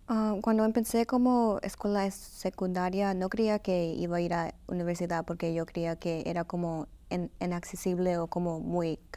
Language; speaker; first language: Spanish; early bilingual, heritage; Spanish